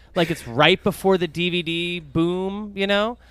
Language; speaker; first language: English; native; English